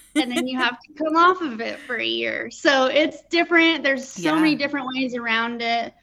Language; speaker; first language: English; native; English